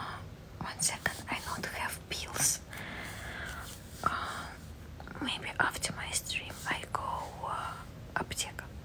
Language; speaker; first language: English; non-native, learner; Russian